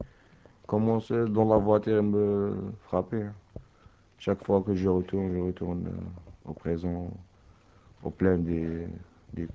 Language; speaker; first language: French; non-native, learner; Arabic